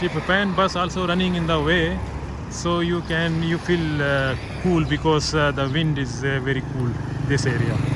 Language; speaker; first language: English; non-native, learner; Urdu